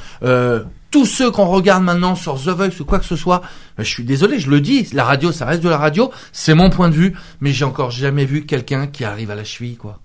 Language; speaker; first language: French; native; French